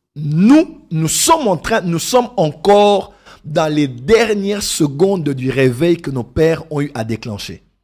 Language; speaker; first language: French; non-native, local second language; Lingala